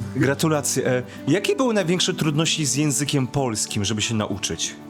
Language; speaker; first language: Polish; native; Polish